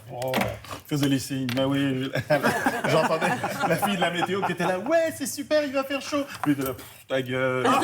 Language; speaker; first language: French; early bilingual, other home language; Haitian Creole